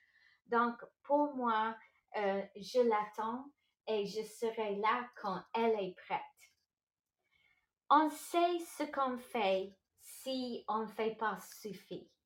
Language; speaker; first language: French; non-native, local second language; English